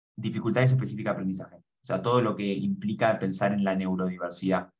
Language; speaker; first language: Spanish; native; Spanish